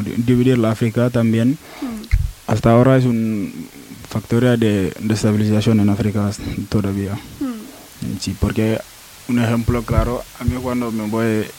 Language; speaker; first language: Spanish; non-native, learner; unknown